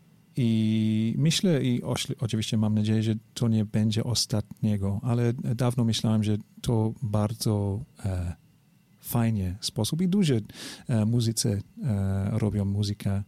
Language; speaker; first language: Polish; non-native, learner; English